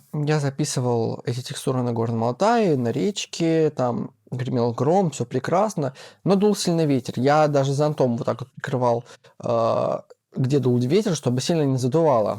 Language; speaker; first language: Russian; native; Russian